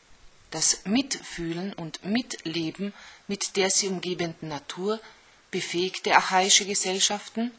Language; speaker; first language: German; native; German